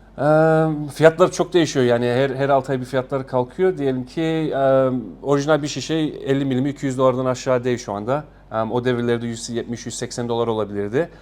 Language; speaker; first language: Turkish; early bilingual, heritage; Turkish